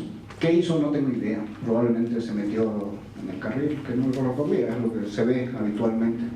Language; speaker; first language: Spanish; native; Spanish